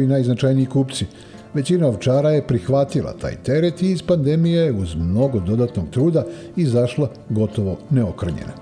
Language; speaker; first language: Serbian; native; Serbian